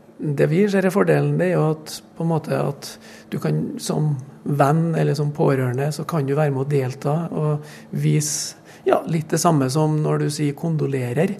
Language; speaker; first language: Norwegian; native; Norwegian